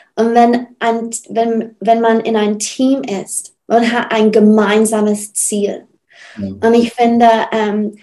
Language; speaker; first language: German; non-native, fluent; English